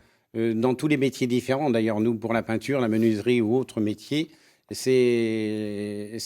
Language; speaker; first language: French; native; French